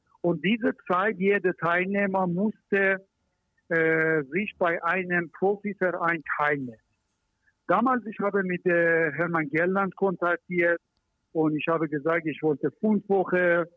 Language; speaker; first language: German; non-native, learner; Persian